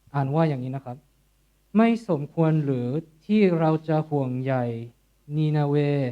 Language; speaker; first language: Thai; non-native, fluent; Korean